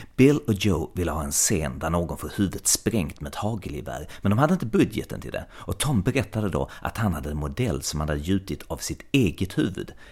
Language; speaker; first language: English; non-native, fluent; Swedish